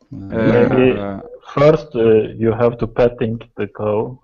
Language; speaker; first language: English; non-native, learner; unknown